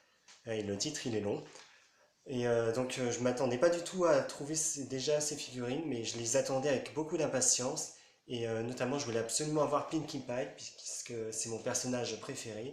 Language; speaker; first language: French; native; French